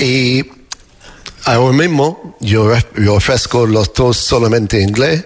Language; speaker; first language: Spanish; non-native, learner; English